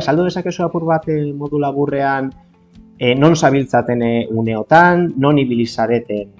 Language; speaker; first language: Basque; native; Basque